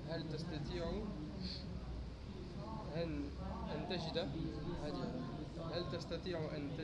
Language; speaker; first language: Arabic; non-native, learner; French